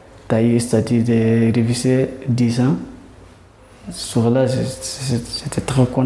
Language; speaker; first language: French; non-native, learner; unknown